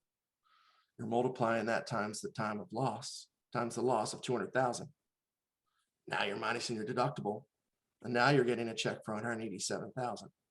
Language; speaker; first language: English; native; English